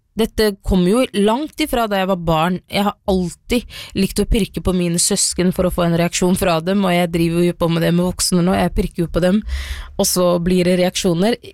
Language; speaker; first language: Norwegian; early bilingual, other home language; Somali